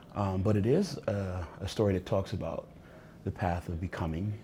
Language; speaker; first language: English; native; English